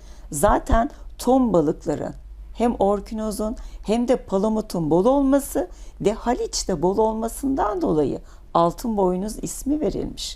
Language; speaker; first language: Turkish; native; Turkish